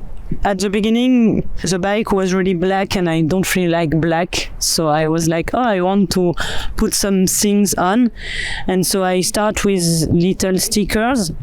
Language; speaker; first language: English; non-native, fluent; French